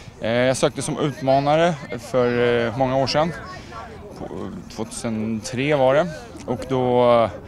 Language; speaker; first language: Swedish; early bilingual, other home language; Czech